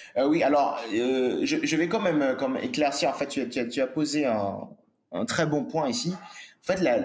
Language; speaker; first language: French; native; French